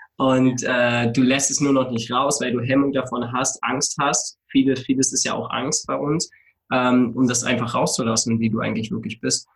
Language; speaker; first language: German; native; German